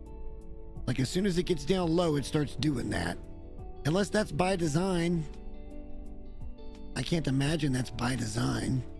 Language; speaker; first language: English; native; English